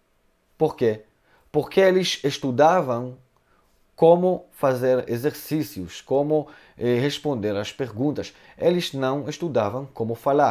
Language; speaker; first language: Portuguese; non-native, fluent; Hebrew